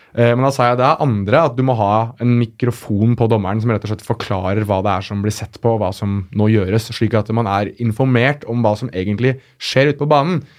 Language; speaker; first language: Norwegian; early bilingual, other home language; Arabic